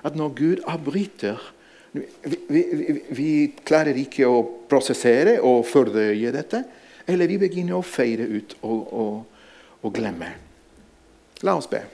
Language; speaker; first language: Norwegian; non-native, fluent; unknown